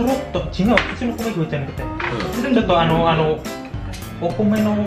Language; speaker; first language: Japanese; non-native, fluent; Indonesian